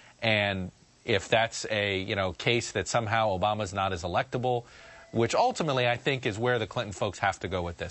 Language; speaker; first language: English; native; English